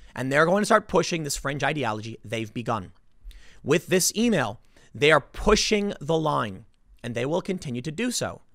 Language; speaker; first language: English; native; English